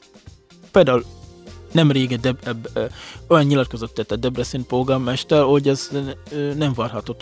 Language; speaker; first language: Hungarian; non-native, fluent; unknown